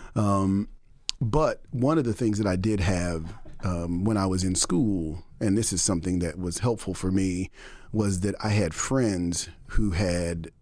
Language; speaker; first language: English; native; English